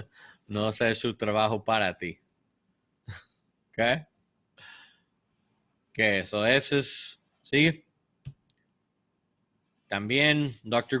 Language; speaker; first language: Spanish; non-native, learner; English